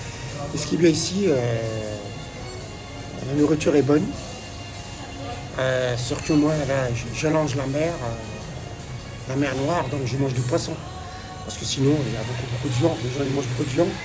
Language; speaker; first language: French; non-native, local second language; Arabic